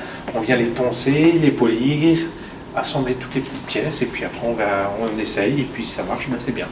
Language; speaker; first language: French; native; French